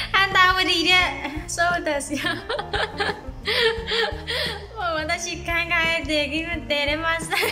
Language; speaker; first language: Japanese; non-native, learner; Burmese